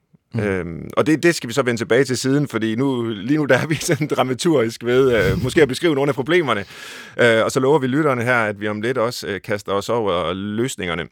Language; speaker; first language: Danish; native; Danish